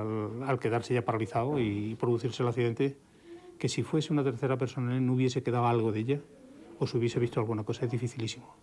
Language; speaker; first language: Spanish; native; Spanish